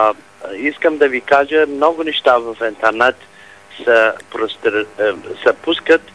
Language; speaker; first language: Bulgarian; non-native, fluent; Arabic